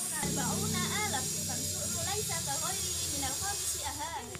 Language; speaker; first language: Arabic; non-native, learner; Indonesian